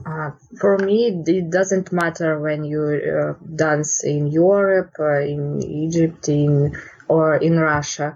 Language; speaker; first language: English; non-native, learner; Russian